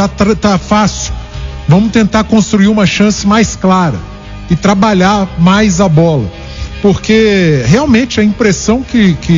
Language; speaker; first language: Portuguese; native; Portuguese